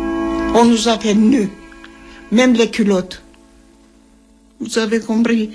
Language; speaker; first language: French; early bilingual, other home language; Armenian